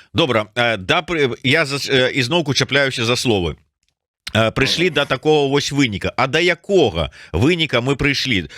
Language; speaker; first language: Belarusian; non-native, local second language; Russian